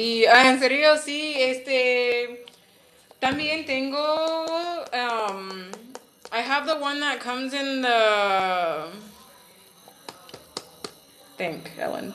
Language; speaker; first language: Spanish; non-native, learner; English